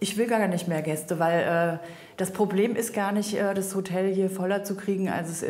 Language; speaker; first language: German; native; German